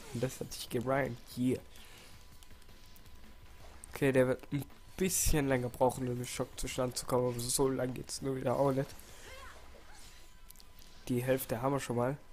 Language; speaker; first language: German; native; German